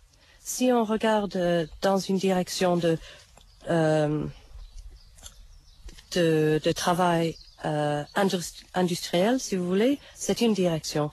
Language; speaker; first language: French; non-native, fluent; English